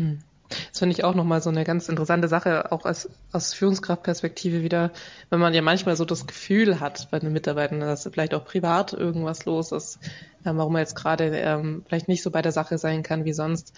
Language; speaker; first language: German; native; German